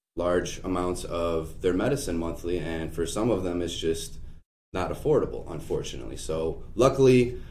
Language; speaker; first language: English; native; English